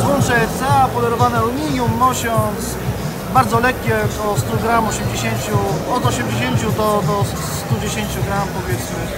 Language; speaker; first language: Polish; native; Polish